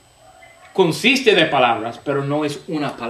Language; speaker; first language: Spanish; non-native, fluent; English